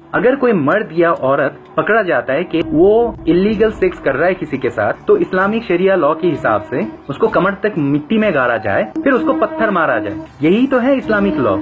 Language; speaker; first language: Hindi; non-native, fluent; Bangla